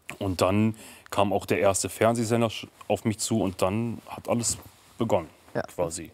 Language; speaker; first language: German; early bilingual, other home language; Kurdish